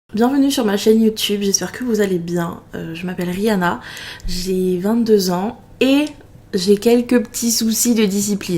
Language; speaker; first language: French; native; French